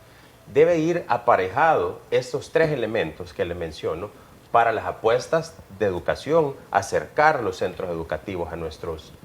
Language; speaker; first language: Spanish; native; Spanish